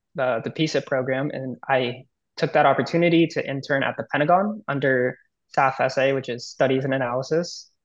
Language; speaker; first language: English; native; English